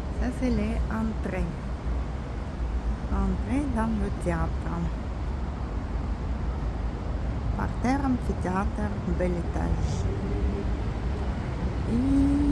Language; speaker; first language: French; non-native, fluent; Russian